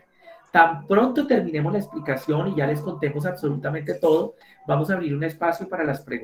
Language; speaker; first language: Spanish; native; Spanish